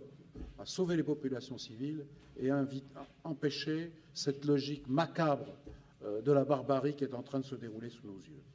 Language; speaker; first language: French; native; French